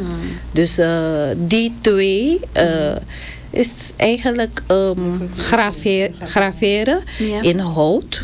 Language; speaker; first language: Dutch; non-native, local second language; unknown